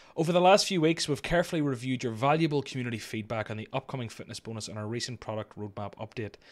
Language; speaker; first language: English; native; English